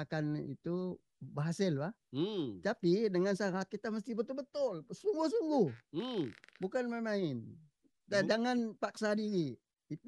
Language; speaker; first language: Malay; native; Malay